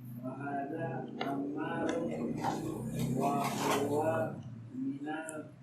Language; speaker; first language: Arabic; non-native, learner; Indonesian